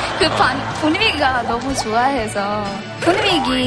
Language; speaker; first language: Korean; non-native, learner; Sinhala